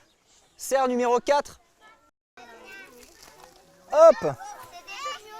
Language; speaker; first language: French; native; French